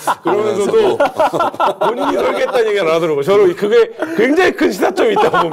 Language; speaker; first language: Korean; native; Korean